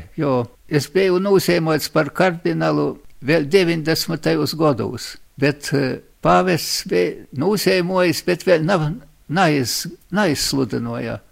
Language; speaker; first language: Latvian; native; Latvian